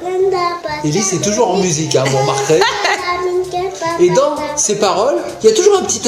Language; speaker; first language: French; native; French